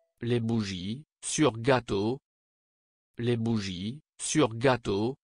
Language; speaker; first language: French; non-native, fluent; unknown